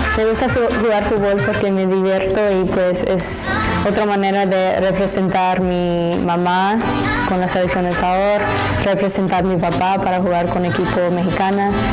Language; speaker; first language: Spanish; early bilingual, heritage; Spanish